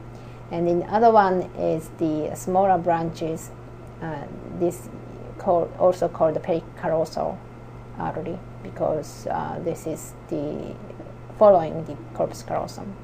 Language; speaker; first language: English; non-native, fluent; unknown